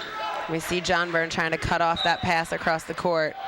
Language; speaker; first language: English; native; English